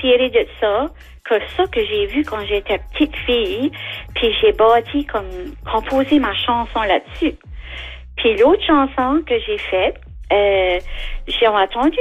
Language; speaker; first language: French; native; French